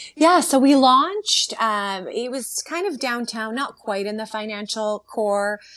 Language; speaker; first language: English; early bilingual, other home language; Slovak